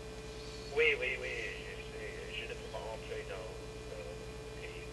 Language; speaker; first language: French; non-native, learner; English